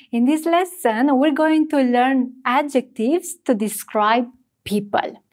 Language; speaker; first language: English; non-native, fluent; Romanian